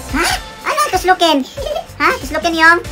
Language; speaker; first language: Filipino; non-native, local second language; Cebuano